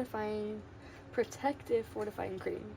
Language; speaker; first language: English; native; English